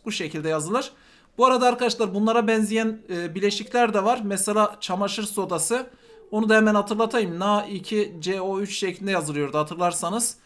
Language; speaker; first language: Turkish; native; Turkish